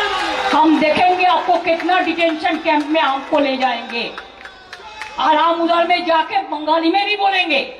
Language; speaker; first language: Hindi; non-native, local second language; Bangla